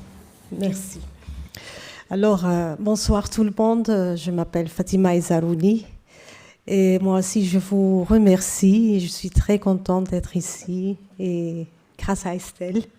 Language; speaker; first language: French; non-native, fluent; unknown